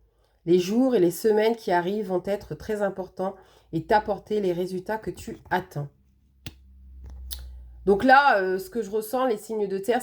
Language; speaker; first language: French; native; French